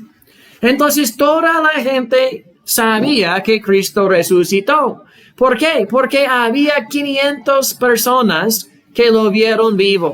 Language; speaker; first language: Spanish; non-native, fluent; English